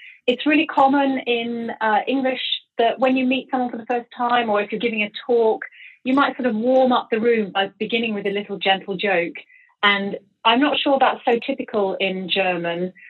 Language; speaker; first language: English; native; English